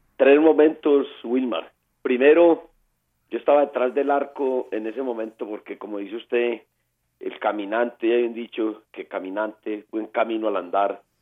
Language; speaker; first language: Spanish; native; Spanish